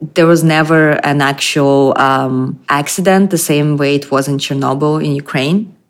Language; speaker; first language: English; non-native, fluent; Russian